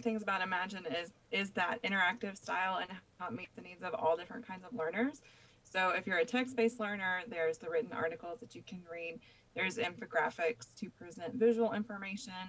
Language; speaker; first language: English; native; English